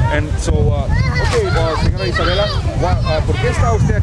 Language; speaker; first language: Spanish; early bilingual, heritage; Spanish